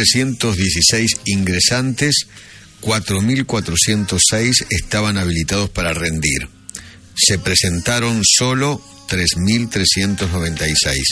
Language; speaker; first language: Spanish; native; Spanish